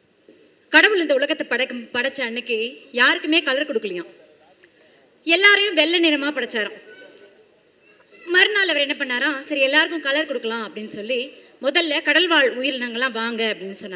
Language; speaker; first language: Tamil; native; Tamil